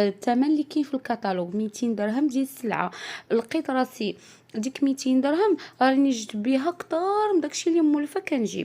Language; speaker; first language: Arabic; native; Arabic